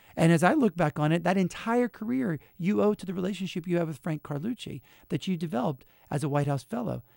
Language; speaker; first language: English; native; English